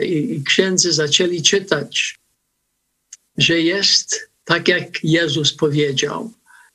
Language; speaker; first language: Polish; early bilingual, heritage; Polish